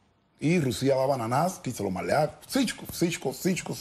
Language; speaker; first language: Bulgarian; non-native, learner; Spanish